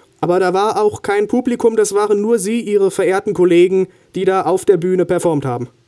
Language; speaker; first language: German; native; German